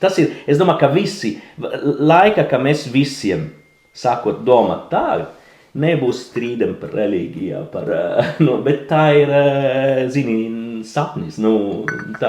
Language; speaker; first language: Latvian; non-native, learner; Italian